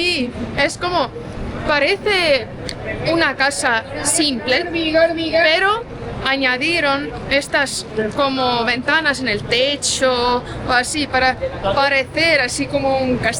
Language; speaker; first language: Spanish; non-native, fluent; Estonian